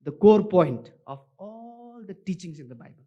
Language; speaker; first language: English; non-native, local second language; Nepali